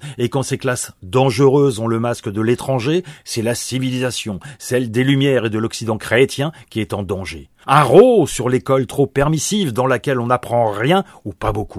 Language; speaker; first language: French; native; French